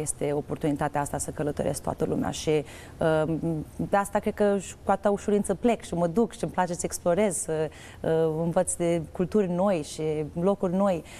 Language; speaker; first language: Romanian; early bilingual, heritage; Romanian